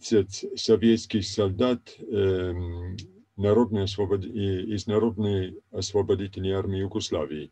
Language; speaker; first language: Russian; non-native, fluent; Italian